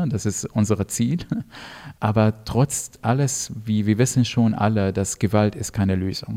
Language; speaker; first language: German; non-native, fluent; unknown